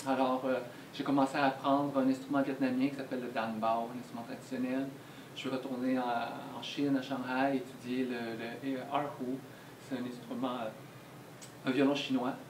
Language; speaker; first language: French; early bilingual, other home language; Vietnamese